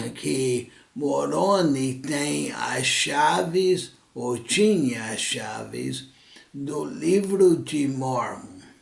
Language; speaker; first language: Portuguese; non-native, fluent; English